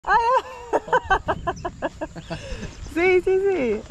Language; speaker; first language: Spanish; non-native, learner; Dutch